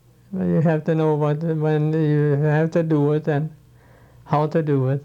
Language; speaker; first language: English; non-native, fluent; Swedish